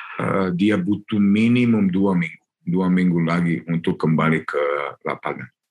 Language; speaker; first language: Indonesian; non-native, learner; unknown